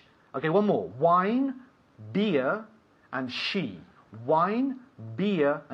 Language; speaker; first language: English; non-native, fluent; Spanish